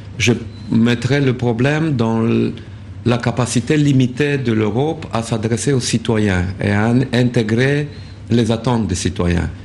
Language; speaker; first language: French; non-native, fluent; Romanian